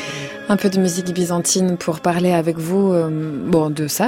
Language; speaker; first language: French; native; French